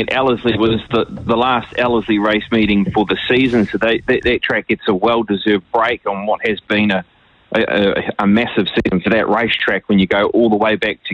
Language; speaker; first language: English; native; English